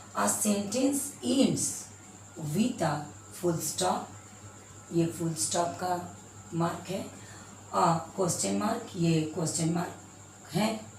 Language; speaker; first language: Hindi; native; Hindi